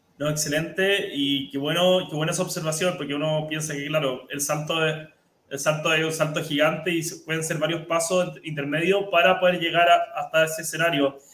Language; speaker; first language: Spanish; native; Spanish